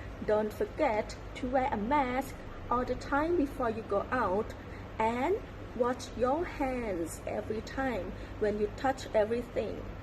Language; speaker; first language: English; non-native, learner; Thai